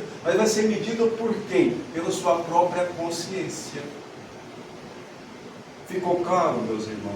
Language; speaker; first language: Portuguese; native; Portuguese